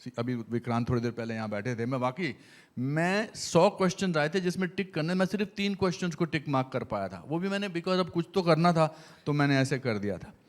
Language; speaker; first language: Hindi; native; Hindi